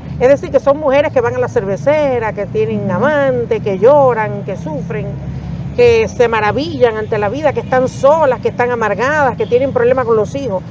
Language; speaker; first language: Spanish; native; Spanish